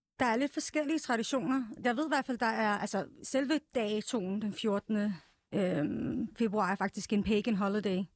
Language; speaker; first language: Danish; early bilingual, other home language; Serbian